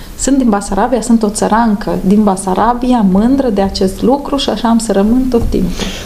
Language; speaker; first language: Romanian; native; Romanian